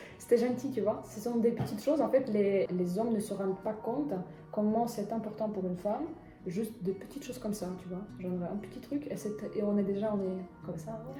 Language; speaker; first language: French; non-native, fluent; Russian